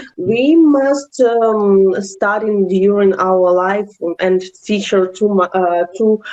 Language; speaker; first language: English; non-native, learner; Ukrainian